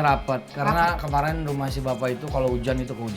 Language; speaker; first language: Indonesian; native; Indonesian